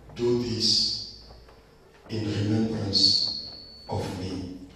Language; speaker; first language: English; non-native, local second language; Swahili